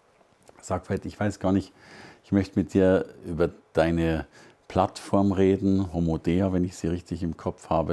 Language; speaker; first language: German; native; German